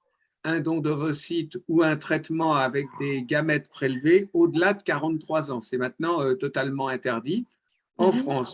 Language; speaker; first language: French; native; French